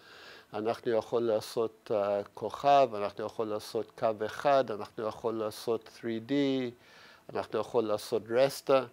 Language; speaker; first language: Hebrew; non-native, fluent; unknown